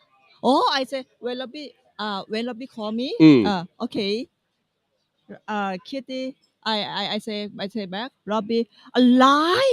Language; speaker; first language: English; non-native, learner; Thai